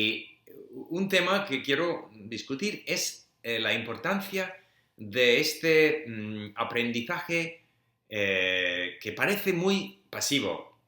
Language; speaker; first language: Spanish; non-native, fluent; English